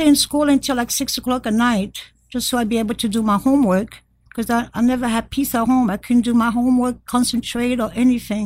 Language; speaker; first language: English; non-native, fluent; French